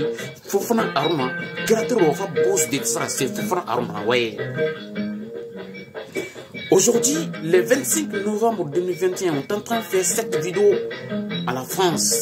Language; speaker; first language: French; non-native, learner; Bambara